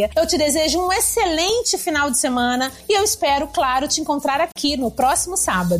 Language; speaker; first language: Portuguese; native; Portuguese